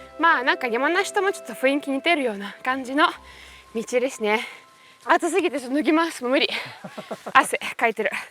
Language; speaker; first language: Japanese; non-native, fluent; Russian